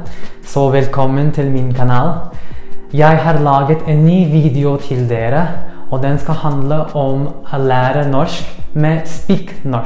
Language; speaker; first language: Norwegian; non-native, learner; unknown